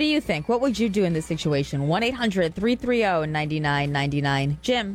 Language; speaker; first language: English; native; English